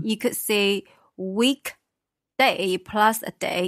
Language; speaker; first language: English; non-native, fluent; Chinese